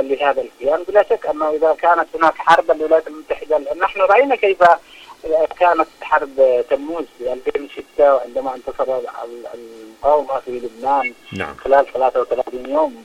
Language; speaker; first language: Arabic; native; Arabic